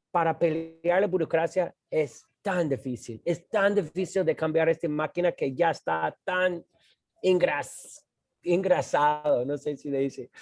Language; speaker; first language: Spanish; non-native, fluent; English